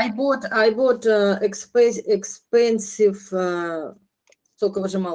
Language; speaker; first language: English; non-native, learner; Russian